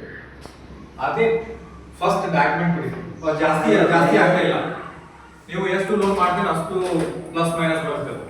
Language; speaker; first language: Kannada; non-native, local second language; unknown